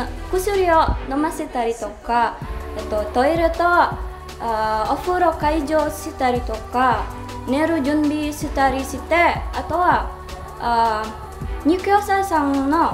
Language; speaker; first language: Japanese; non-native, learner; Indonesian